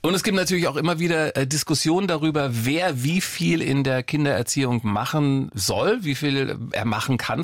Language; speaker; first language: German; native; German